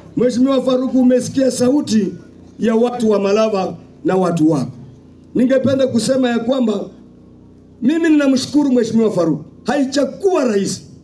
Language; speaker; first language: Swahili; non-native, local second language; Luyia